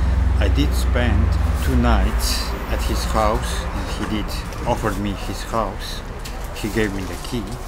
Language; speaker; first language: English; non-native, fluent; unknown